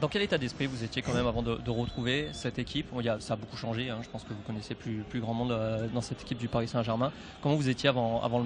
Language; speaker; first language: French; native; French